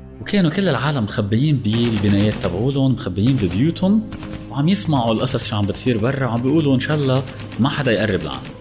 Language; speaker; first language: Arabic; native; Arabic